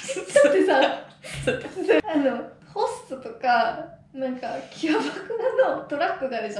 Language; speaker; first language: Japanese; non-native, fluent; Italian